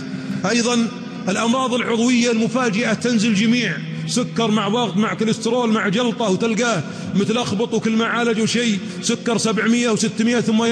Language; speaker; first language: Arabic; native; Arabic